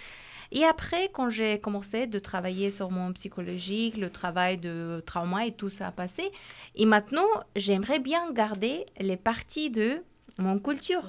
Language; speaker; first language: French; non-native, fluent; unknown